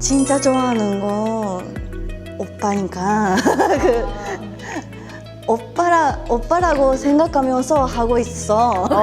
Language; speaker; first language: Korean; non-native, learner; Japanese